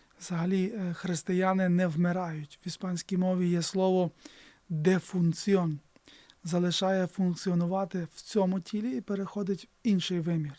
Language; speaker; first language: Ukrainian; native; Ukrainian